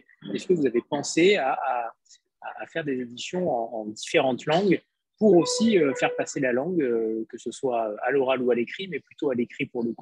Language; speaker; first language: French; native; French